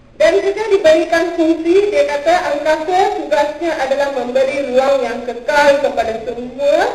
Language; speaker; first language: Malay; non-native, local second language; Tamil